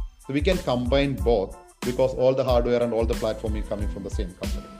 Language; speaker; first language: English; non-native, local second language; Malayalam